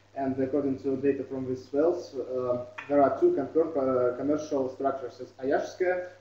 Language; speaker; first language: English; non-native, fluent; Russian